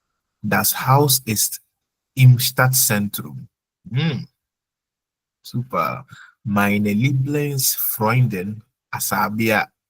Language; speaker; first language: German; non-native, fluent; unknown